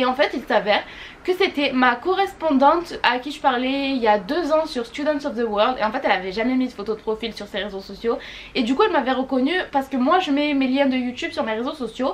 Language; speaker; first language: French; native; French